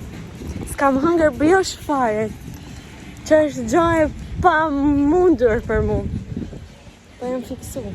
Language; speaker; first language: Albanian; early bilingual, heritage; Albanian